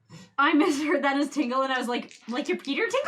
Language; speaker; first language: English; native; English